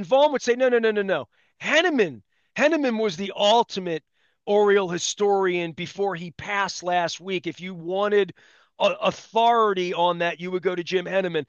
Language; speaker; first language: English; native; English